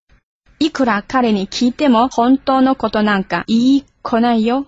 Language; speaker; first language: Japanese; non-native, fluent; Chinese